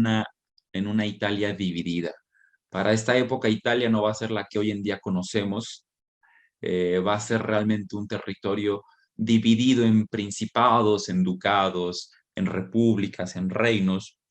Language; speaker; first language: Spanish; native; Spanish